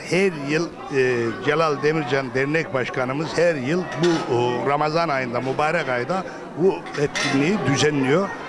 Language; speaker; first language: Turkish; native; Turkish